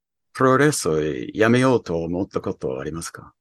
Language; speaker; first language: Japanese; early bilingual, heritage; English